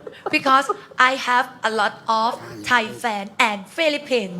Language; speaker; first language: English; non-native, learner; Thai